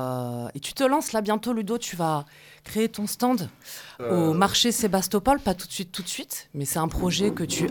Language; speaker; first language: French; native; French